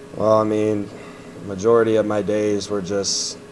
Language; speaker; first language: English; native; English